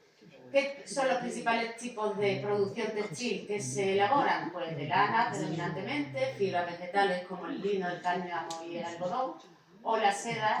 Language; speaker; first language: Spanish; native; Spanish